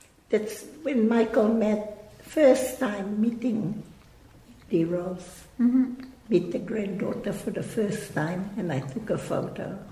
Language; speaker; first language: English; early bilingual, other home language; German